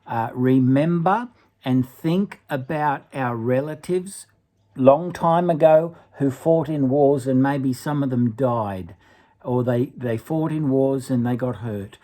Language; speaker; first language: English; native; English